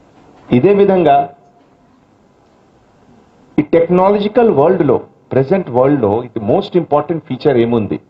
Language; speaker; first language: Telugu; non-native, fluent; Hindi